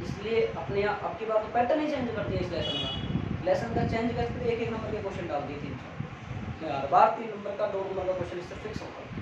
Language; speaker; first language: Hindi; native; Hindi